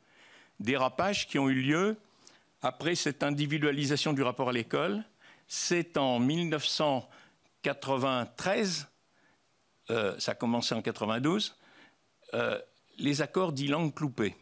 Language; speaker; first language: French; native; French